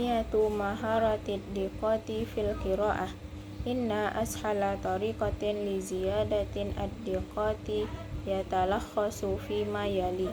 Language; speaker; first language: Arabic; non-native, learner; Indonesian